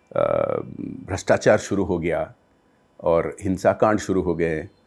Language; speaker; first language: Hindi; non-native, local second language; Odia